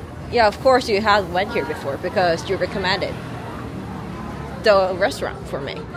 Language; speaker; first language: English; non-native, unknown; Korean